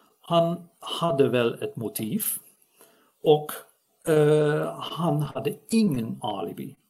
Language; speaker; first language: Swedish; non-native, fluent; Dutch